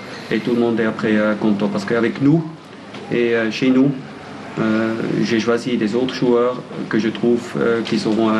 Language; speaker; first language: French; non-native, fluent; German